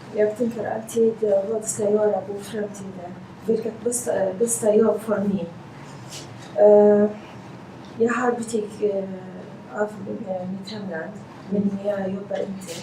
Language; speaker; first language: Swedish; non-native, learner; Arabic